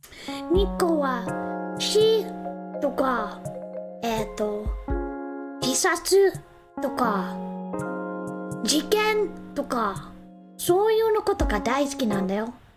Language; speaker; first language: Japanese; non-native, learner; English